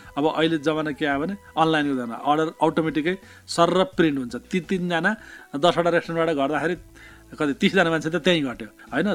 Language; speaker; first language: Nepali; native; Nepali